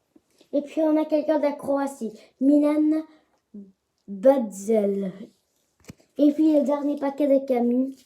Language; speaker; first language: French; native; French